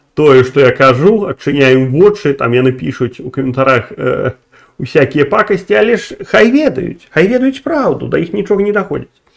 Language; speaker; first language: Belarusian; non-native, local second language; Russian